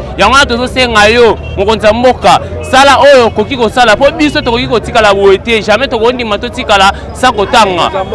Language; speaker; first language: Lingala; native; Lingala